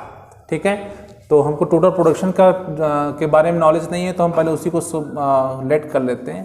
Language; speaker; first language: Hindi; native; Hindi